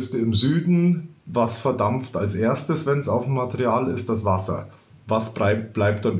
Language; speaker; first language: German; native; German